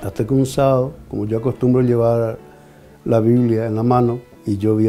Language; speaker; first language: Spanish; native; Spanish